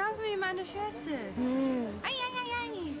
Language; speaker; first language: German; native; German